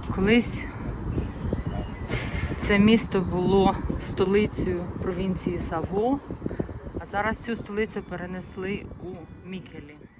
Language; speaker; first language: Ukrainian; native; Ukrainian